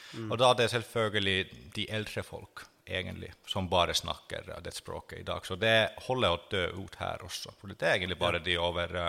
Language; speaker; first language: Norwegian; non-native, fluent; Finnish